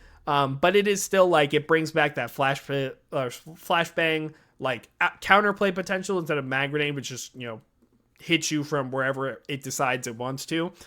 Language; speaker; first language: English; native; English